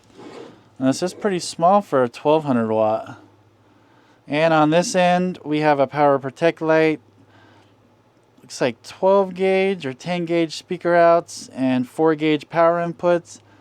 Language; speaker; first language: English; native; English